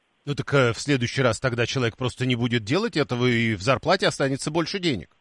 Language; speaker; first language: Russian; native; Russian